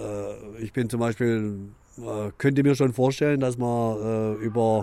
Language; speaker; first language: German; native; German